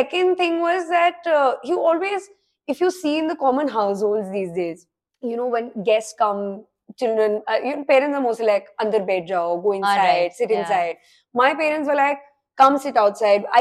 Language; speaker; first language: English; non-native, local second language; Hindi